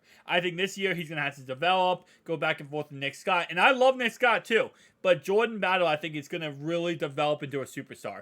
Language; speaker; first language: English; native; English